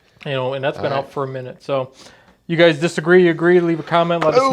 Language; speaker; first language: English; native; English